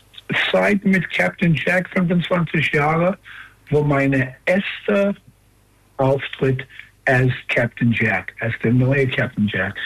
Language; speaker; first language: German; non-native, learner; English